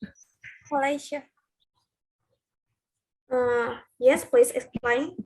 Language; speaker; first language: English; non-native, learner; Indonesian